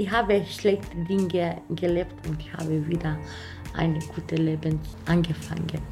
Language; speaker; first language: German; non-native, learner; Romanian